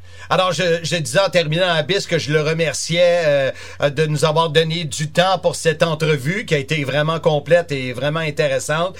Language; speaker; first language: French; native; French